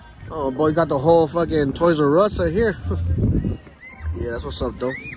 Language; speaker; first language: English; early bilingual, other home language; Spanish